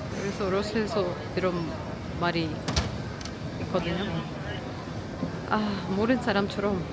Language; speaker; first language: Korean; non-native, learner; Russian